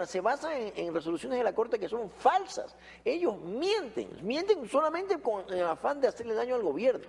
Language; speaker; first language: Spanish; native; Spanish